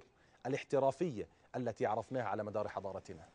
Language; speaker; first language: Arabic; native; Arabic